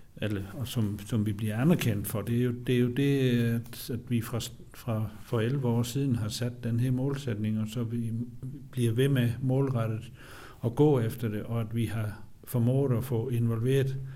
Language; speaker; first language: Danish; native; Danish